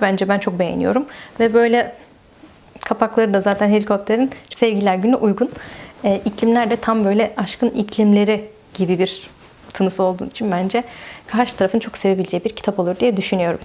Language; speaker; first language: Turkish; native; Turkish